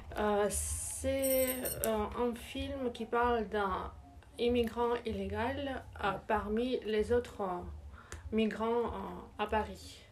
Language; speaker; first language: French; non-native, learner; English